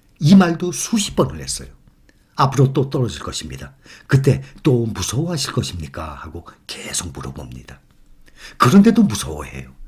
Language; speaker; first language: Korean; native; Korean